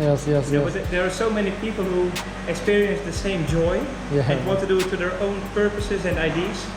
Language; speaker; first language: English; non-native, fluent; Dutch